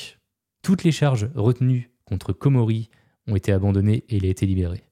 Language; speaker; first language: French; native; French